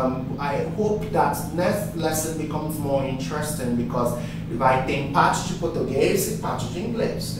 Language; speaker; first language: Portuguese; non-native, fluent; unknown